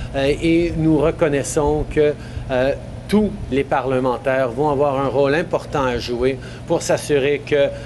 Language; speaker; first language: French; native; French